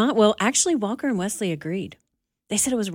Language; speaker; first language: English; native; English